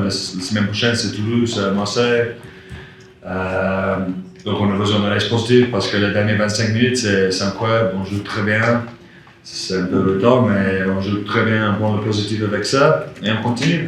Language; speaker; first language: French; non-native, learner; English